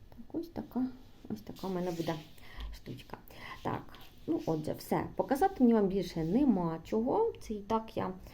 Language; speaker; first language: Ukrainian; non-native, local second language; Russian